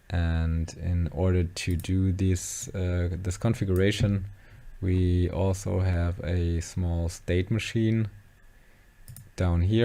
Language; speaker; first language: English; non-native, fluent; German